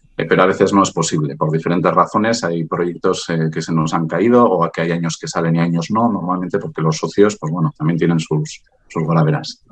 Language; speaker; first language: Spanish; non-native, local second language; Basque